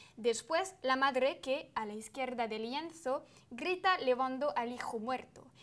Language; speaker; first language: Spanish; non-native, fluent; French